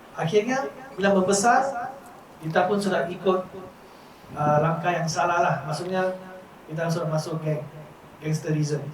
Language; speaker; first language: Malay; non-native, local second language; Chinese